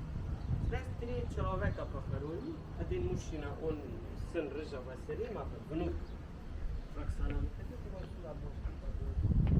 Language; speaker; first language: Russian; non-native, learner; Turkish